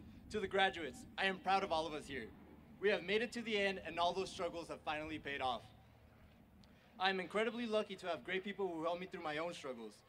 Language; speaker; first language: English; early bilingual, other home language; Spanish